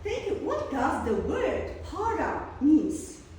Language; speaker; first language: English; non-native, fluent; Armenian